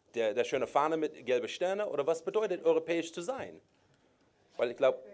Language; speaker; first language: German; non-native, fluent; English